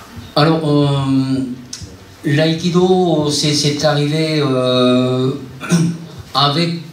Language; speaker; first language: French; non-native, fluent; Japanese